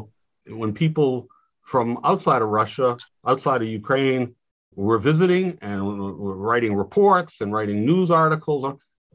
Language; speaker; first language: English; native; English